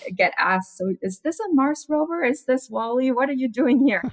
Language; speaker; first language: English; non-native, fluent; German